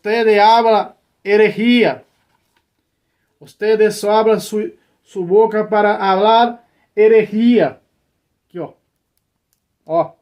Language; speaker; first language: Spanish; non-native, learner; Portuguese